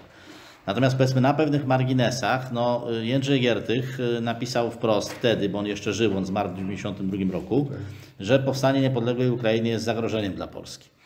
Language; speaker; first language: Polish; native; Polish